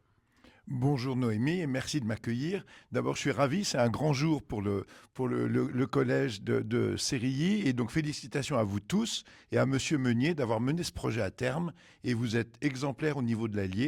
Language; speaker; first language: French; native; French